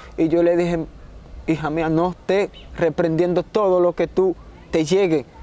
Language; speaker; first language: Spanish; native; Spanish